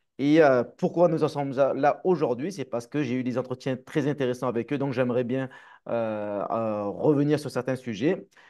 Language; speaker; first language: French; native; French